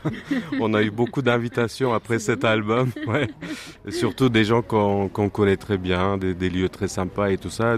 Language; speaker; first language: French; non-native, fluent; Turkish